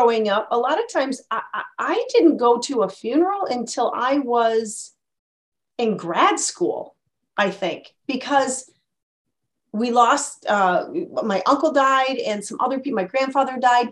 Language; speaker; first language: English; native; English